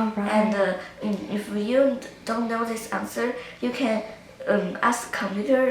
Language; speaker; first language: English; non-native, learner; Chinese